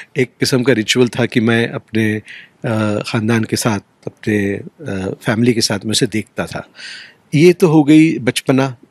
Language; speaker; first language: Hindi; native; Hindi